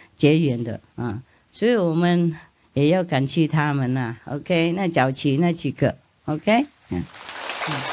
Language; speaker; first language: Chinese; non-native, fluent; Vietnamese